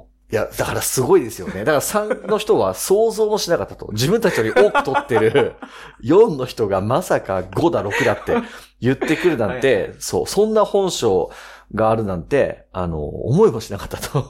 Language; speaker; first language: Japanese; native; Japanese